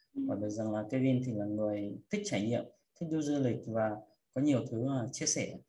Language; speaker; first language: Vietnamese; early bilingual, heritage; Vietnamese